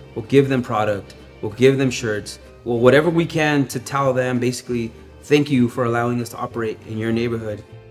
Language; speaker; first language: English; early bilingual, other home language; Spanish